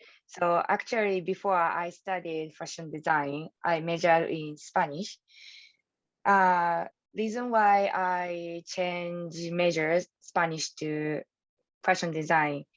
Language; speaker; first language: English; non-native, learner; Japanese